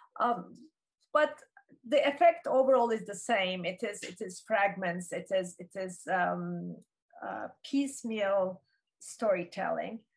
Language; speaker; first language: English; non-native, fluent; Turkish